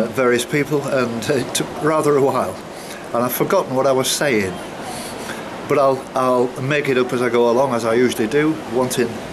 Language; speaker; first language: English; native; English